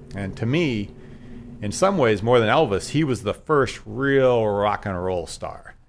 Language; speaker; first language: English; native; English